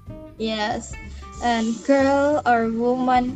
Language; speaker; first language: English; non-native, learner; Indonesian